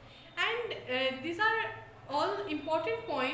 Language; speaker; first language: English; non-native, local second language; Bangla